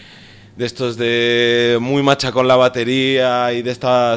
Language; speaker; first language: Spanish; native; Spanish